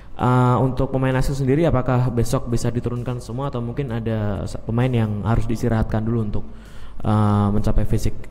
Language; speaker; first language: Indonesian; native; Indonesian